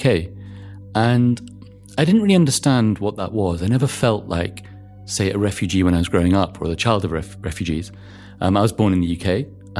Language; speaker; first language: English; native; English